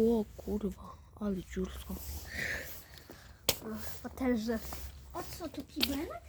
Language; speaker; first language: Polish; native; Polish